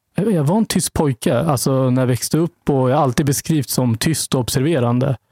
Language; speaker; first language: Swedish; native; Swedish